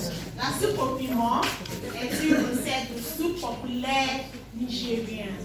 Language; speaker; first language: French; non-native, learner; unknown